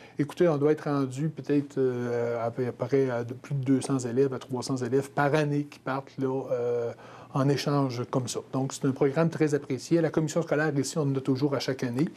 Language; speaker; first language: French; native; French